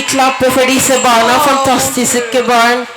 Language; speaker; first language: Swedish; non-native, fluent; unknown